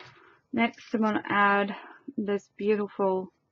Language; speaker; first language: English; native; English